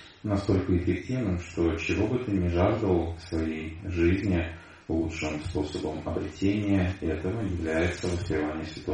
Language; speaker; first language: Russian; native; Russian